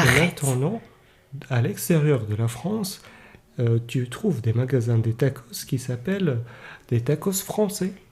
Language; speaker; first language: French; non-native, fluent; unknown